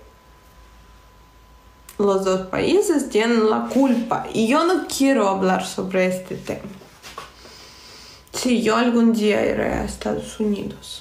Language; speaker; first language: Spanish; non-native, fluent; Russian